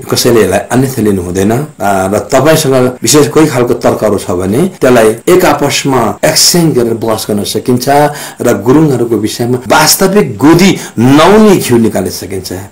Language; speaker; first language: Nepali; non-native, local second language; Gurung